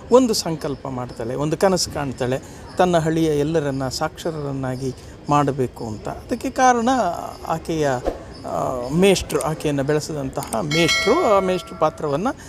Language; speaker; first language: Kannada; native; Kannada